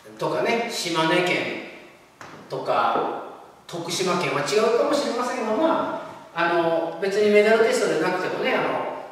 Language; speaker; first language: Japanese; native; Japanese